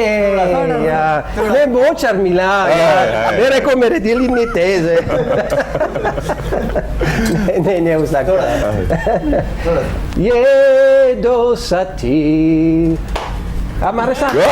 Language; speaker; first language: Hindi; non-native, learner; English